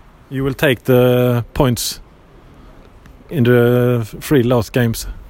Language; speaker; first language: English; non-native, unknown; Swedish